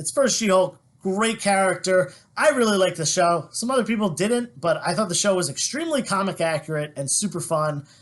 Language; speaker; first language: English; native; English